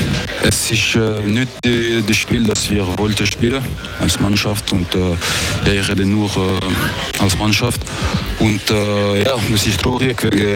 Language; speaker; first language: German; non-native, local second language; French